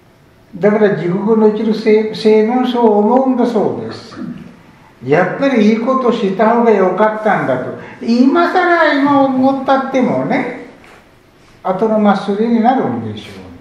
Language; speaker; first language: Japanese; non-native, fluent; Sinhala